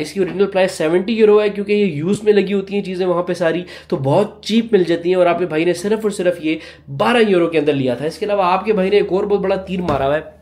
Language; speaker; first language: Urdu; non-native, local second language; Punjabi